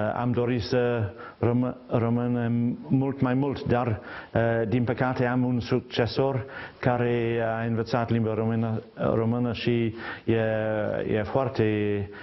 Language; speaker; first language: Romanian; non-native, fluent; English